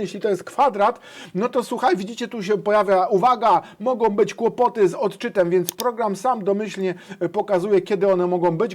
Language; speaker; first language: Polish; native; Polish